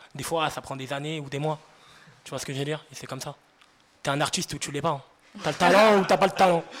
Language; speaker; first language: French; native; French